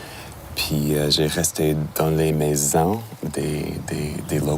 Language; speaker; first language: French; non-native, learner; English